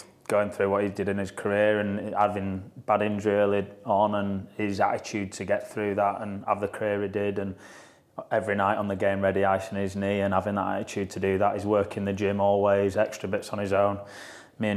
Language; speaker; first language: English; native; English